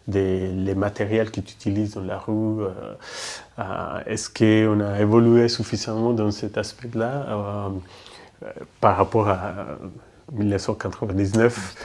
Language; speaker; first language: French; non-native, fluent; Spanish